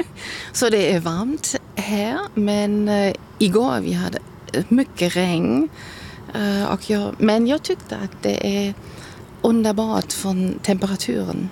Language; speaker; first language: Swedish; non-native, learner; German